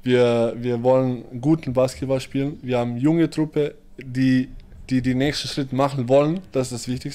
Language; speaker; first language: German; early bilingual, other home language; Bosnian